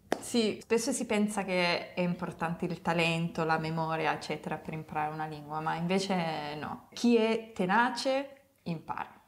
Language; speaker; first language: Italian; non-native, fluent; English